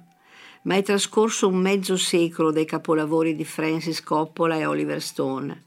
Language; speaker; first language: Italian; native; Italian